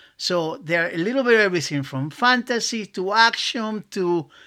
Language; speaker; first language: English; non-native, fluent; Spanish